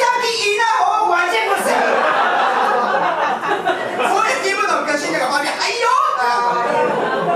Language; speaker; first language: Chinese; non-native, fluent; Japanese